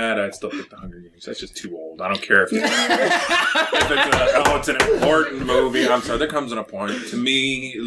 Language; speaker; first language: English; native; English